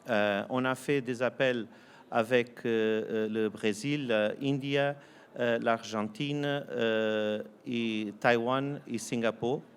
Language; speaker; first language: French; non-native, fluent; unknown